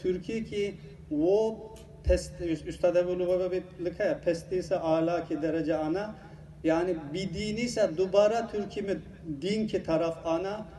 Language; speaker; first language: Urdu; non-native, learner; Turkish